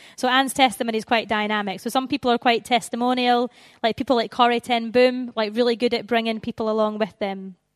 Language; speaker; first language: English; native; English